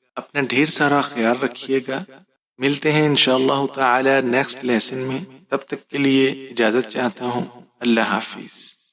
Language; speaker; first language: Urdu; native; Urdu